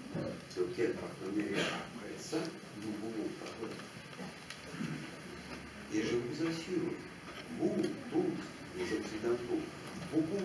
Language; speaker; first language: French; non-native, fluent; Russian